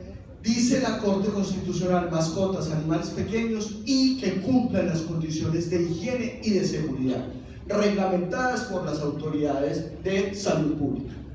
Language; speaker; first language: Spanish; native; Spanish